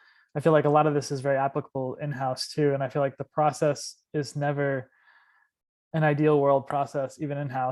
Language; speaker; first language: English; native; English